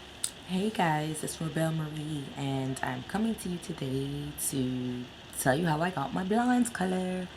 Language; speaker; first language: English; native; English